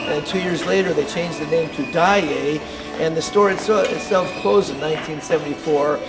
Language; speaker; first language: English; native; English